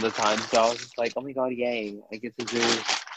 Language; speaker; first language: English; native; English